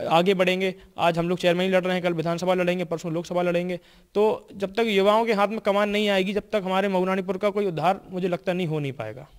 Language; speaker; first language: Hindi; native; Hindi